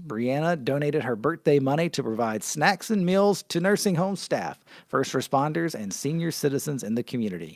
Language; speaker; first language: English; native; English